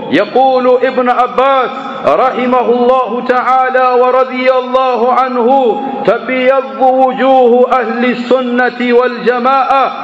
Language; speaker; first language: Arabic; non-native, fluent; Swahili